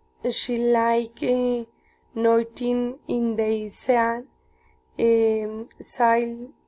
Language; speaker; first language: English; non-native, learner; Spanish